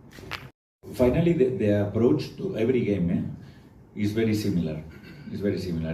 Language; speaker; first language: English; non-native, fluent; Spanish